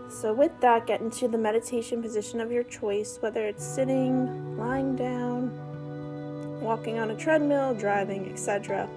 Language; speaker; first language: English; native; English